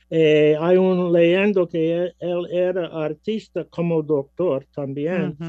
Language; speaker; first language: Spanish; non-native, learner; English